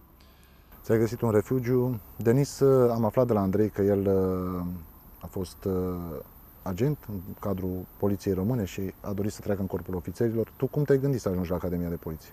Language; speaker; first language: Romanian; native; Romanian